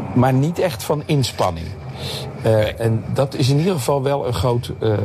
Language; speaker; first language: Dutch; native; Dutch